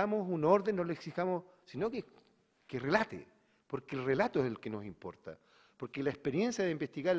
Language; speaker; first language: Spanish; native; Spanish